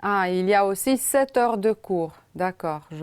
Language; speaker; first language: French; non-native, fluent; Romanian